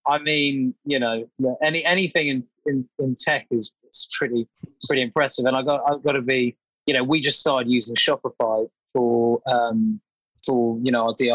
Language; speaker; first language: English; native; English